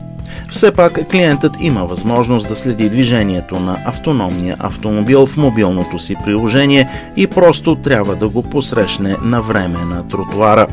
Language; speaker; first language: Bulgarian; native; Bulgarian